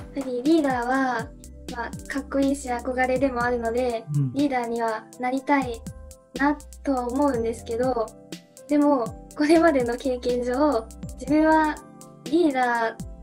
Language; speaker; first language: Japanese; native; Japanese